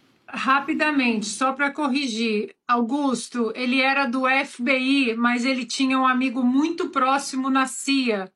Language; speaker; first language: Portuguese; native; Portuguese